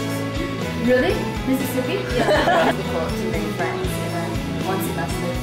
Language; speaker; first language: English; non-native, learner; Korean